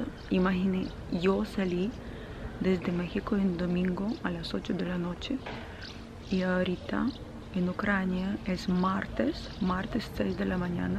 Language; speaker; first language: Spanish; non-native, fluent; Ukrainian